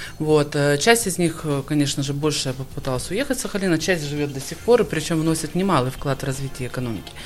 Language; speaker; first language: Russian; native; Russian